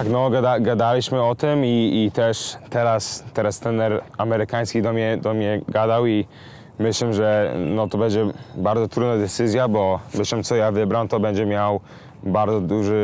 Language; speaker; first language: Polish; early bilingual, heritage; English